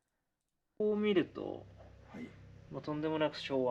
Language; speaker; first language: Japanese; native; Japanese